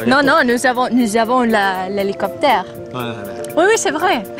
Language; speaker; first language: French; non-native, learner; Catalan